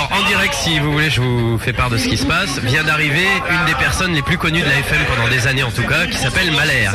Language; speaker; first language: French; native; French